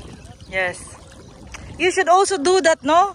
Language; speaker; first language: English; non-native, local second language; Cebuano